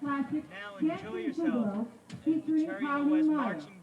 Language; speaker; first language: English; native; English